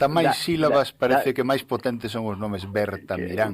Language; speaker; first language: Galician; native; Galician